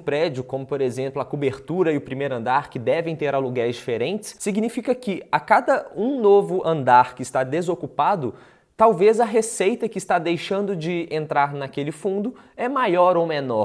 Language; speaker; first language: Portuguese; native; Portuguese